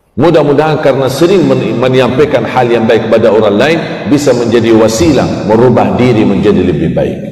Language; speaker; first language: Malay; non-native, fluent; Arabic